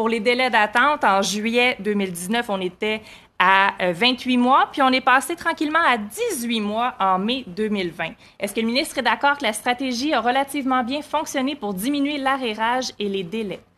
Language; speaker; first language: French; native; French